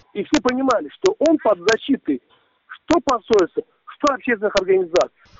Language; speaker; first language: Russian; non-native, local second language; Uzbek